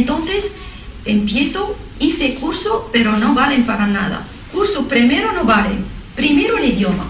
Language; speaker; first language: Spanish; non-native, learner; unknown